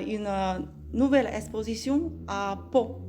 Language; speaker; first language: French; non-native, learner; Chinese